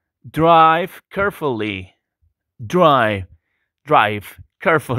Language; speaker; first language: English; non-native, fluent; Spanish